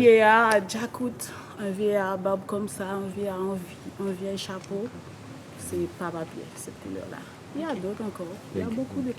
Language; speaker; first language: French; non-native, local second language; Haitian Creole